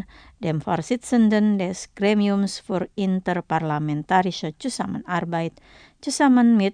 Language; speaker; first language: German; non-native, fluent; Indonesian